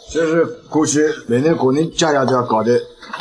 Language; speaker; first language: Chinese; native; Chinese